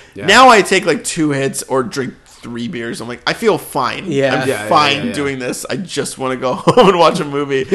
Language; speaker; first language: English; native; English